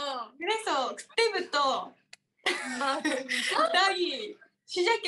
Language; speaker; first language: Korean; non-native, learner; Japanese